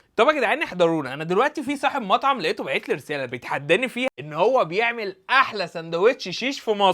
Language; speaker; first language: Arabic; native; Arabic